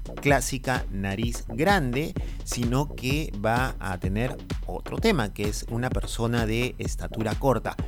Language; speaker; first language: Spanish; native; Spanish